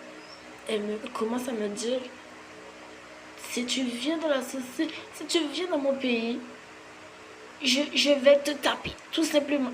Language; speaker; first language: French; native; French